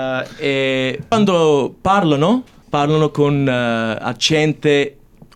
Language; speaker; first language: Italian; early bilingual, heritage; English